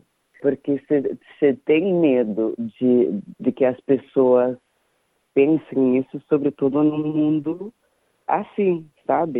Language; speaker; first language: Portuguese; non-native, fluent; Danish